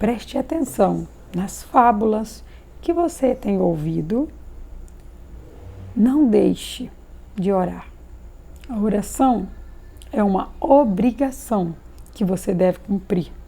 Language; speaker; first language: Portuguese; native; Portuguese